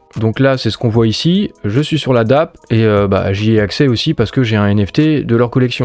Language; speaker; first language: French; native; French